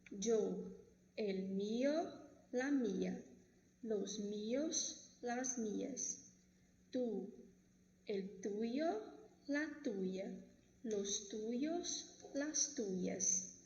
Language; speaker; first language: Spanish; non-native, fluent; Portuguese